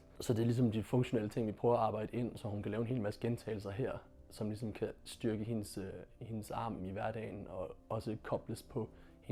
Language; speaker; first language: Danish; native; Danish